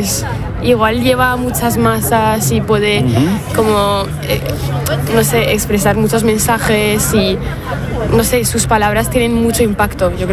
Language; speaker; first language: Spanish; non-native, fluent; French